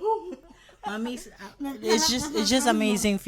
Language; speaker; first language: English; non-native, local second language; Cebuano